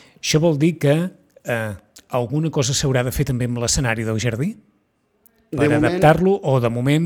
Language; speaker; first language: Catalan; native; Catalan